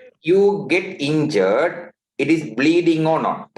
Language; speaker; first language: English; non-native, local second language; Tamil